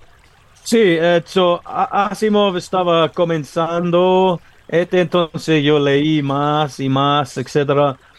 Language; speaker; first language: Spanish; non-native, fluent; English